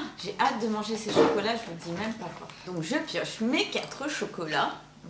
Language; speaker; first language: French; native; French